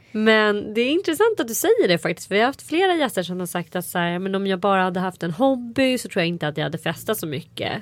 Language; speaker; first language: Swedish; native; Swedish